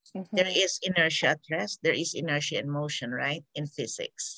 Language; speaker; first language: English; non-native, local second language; Hiligaynon